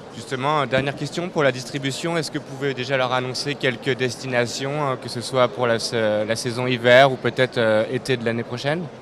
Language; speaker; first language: French; native; French